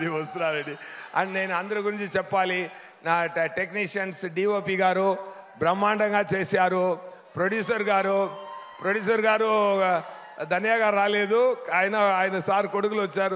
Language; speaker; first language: Telugu; non-native, local second language; Tamil